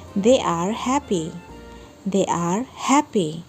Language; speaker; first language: English; non-native, fluent; Indonesian